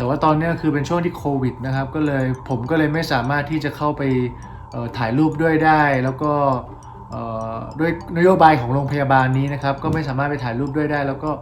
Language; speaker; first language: Thai; native; Thai